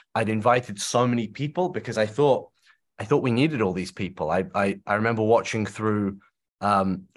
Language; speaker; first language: English; native; English